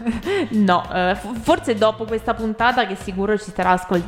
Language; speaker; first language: Italian; native; Italian